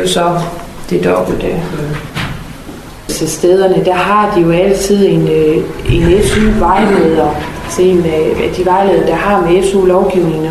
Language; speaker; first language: Danish; native; Danish